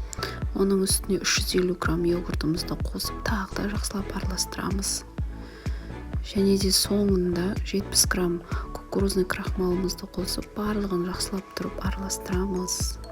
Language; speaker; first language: Kazakh; native; Kazakh